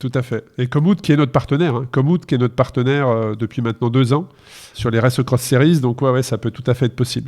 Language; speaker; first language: French; native; French